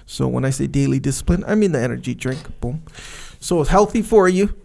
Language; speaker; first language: English; native; English